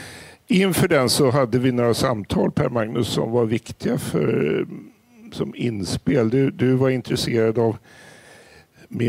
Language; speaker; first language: Swedish; native; Swedish